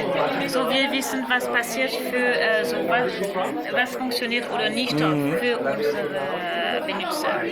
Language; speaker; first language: German; non-native, learner; French